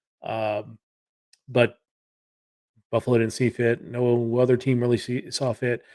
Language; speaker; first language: English; native; English